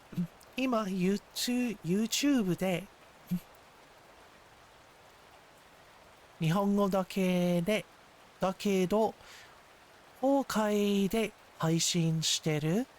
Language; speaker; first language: Japanese; non-native, learner; English